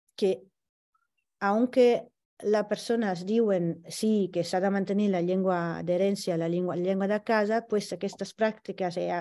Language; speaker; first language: Catalan; non-native, fluent; Italian